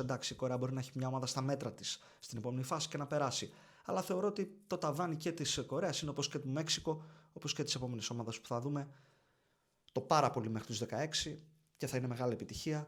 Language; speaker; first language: Greek; native; Greek